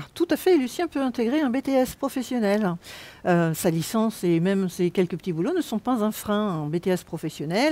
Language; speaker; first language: French; native; French